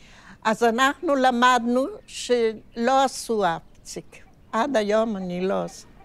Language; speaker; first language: Hebrew; non-native, fluent; Yiddish